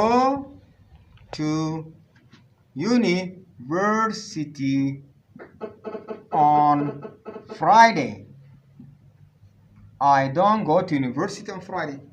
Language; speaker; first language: English; non-native, fluent; Arabic